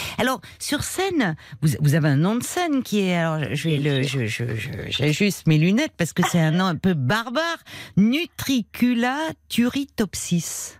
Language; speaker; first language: French; native; French